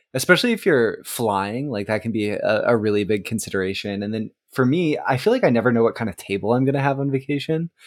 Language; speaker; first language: English; native; English